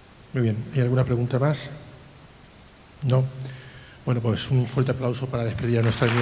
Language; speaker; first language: Spanish; native; Spanish